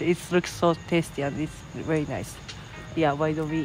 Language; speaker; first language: English; non-native, fluent; Japanese